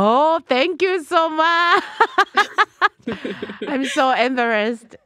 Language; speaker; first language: English; non-native, learner; Japanese